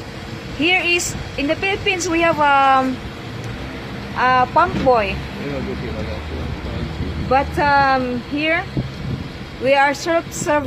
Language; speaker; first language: English; non-native, local second language; Cebuano